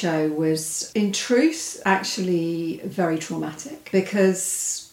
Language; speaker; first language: English; native; English